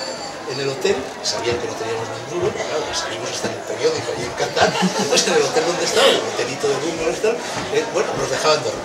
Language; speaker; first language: Spanish; native; Spanish